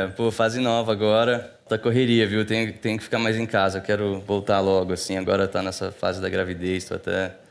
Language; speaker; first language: Portuguese; native; Portuguese